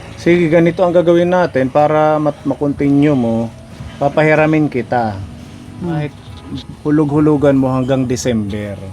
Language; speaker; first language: Filipino; native; Filipino